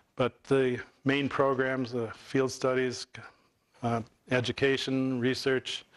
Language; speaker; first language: English; native; English